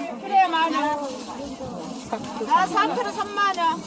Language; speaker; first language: Korean; native; Korean